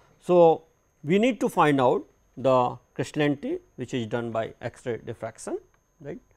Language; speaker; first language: English; non-native, local second language; Hindi